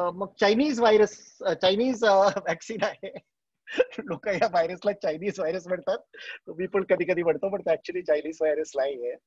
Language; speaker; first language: Marathi; non-native, local second language; Gujarati